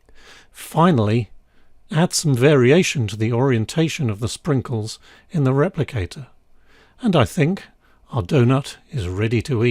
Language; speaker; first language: English; native; English